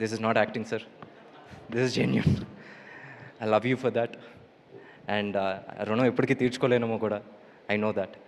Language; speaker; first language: Telugu; native; Telugu